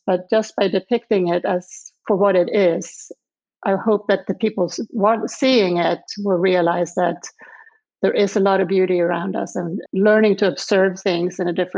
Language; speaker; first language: English; non-native, fluent; Swedish